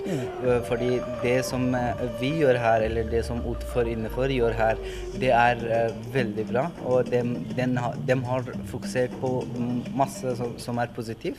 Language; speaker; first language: Norwegian; non-native, fluent; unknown